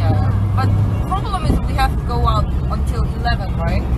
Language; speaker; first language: English; non-native, learner; Korean